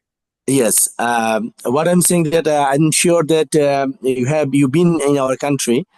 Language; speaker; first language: English; non-native, fluent; Bangla